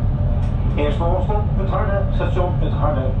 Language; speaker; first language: Dutch; native; Dutch